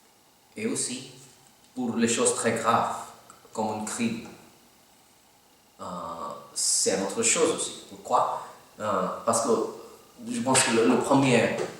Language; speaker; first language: French; non-native, learner; Filipino